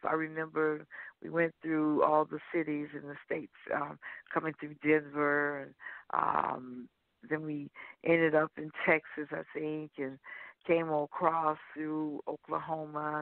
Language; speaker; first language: English; native; English